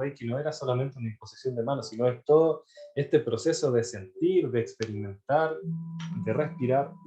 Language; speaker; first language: Spanish; native; Spanish